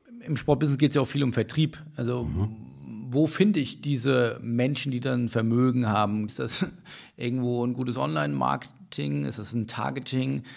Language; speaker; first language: German; native; German